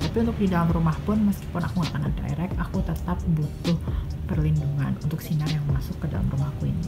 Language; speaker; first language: Indonesian; native; Indonesian